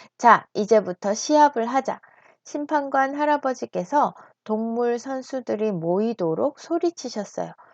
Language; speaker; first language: Korean; native; Korean